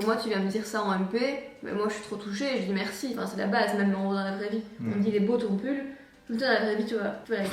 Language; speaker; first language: French; native; French